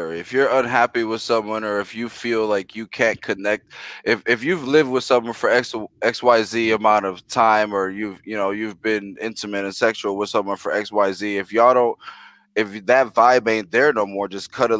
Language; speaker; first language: English; early bilingual, other home language; Spanish